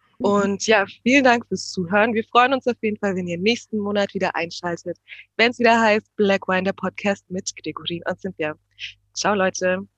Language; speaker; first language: German; native; German